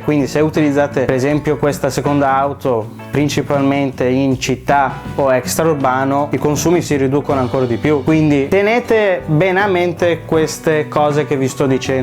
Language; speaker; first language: Italian; native; Italian